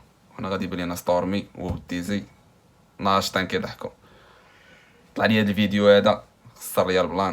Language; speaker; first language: Arabic; native; Arabic